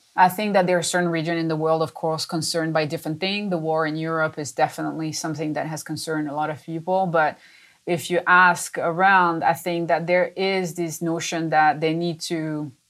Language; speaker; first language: English; non-native, fluent; French